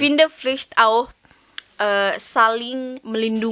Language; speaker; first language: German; non-native, learner; Indonesian